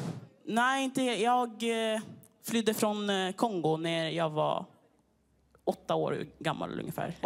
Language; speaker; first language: Swedish; early bilingual, other home language; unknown